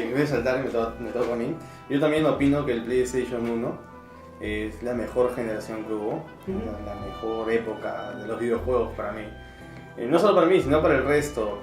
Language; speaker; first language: Spanish; native; Spanish